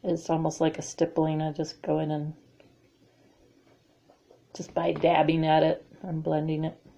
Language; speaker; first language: English; native; English